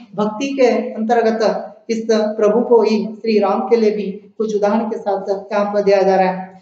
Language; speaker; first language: Hindi; non-native, local second language; Kannada